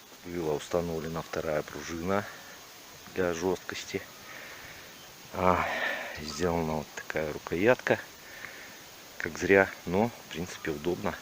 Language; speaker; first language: Russian; native; Russian